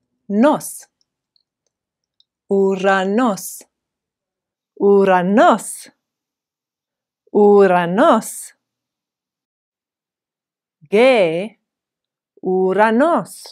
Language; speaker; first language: Greek; non-native, fluent; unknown